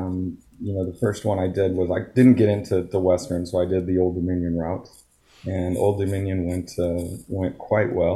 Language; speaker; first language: English; native; English